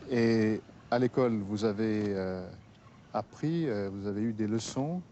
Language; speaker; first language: French; native; French